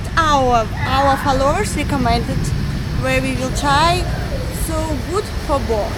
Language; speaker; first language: English; non-native, learner; Russian